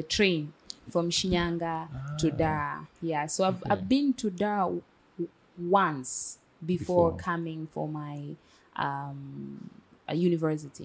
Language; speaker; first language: English; non-native, local second language; Swahili